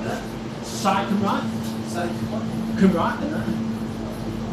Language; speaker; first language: Welsh; non-native, learner; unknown